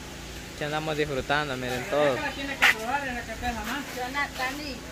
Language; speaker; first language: Spanish; native; Spanish